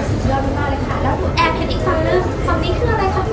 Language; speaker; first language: Thai; native; Thai